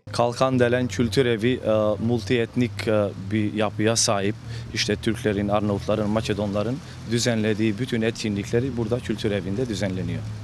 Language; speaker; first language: Turkish; native; Turkish